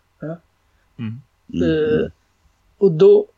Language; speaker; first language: Swedish; non-native, fluent; Arabic